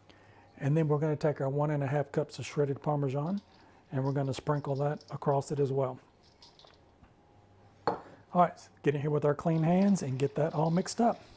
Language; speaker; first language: English; native; English